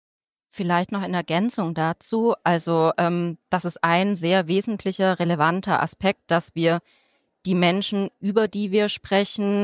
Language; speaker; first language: German; native; German